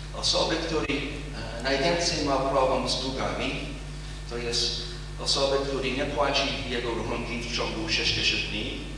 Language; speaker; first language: Polish; non-native, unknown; English